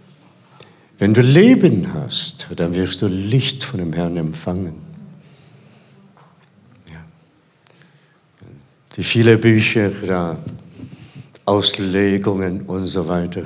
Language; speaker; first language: German; non-native, fluent; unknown